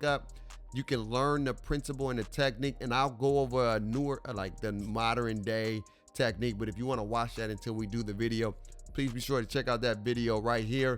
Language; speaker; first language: English; native; English